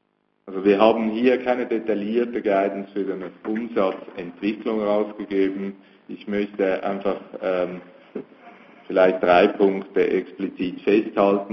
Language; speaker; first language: German; native; German